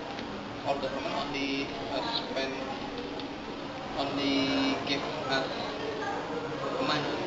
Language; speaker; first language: English; non-native, learner; Indonesian